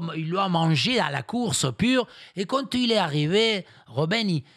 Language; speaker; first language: French; non-native, fluent; Spanish